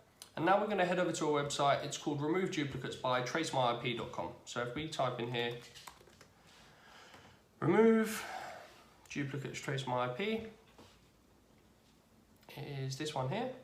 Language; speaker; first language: English; native; English